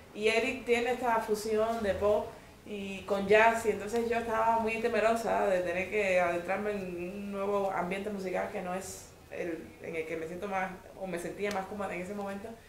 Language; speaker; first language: Spanish; native; Spanish